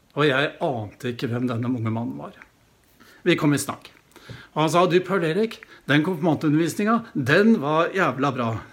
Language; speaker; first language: Norwegian; native; Norwegian